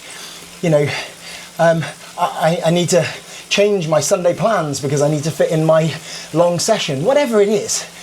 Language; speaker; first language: English; native; English